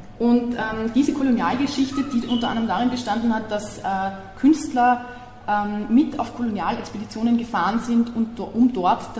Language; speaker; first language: German; native; German